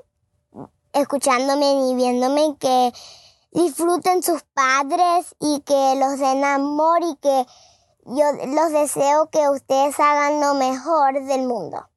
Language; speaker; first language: Spanish; early bilingual, heritage; Spanish